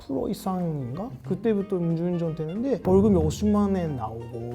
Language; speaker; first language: Korean; non-native, fluent; Japanese